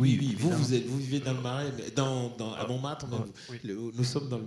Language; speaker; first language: French; native; French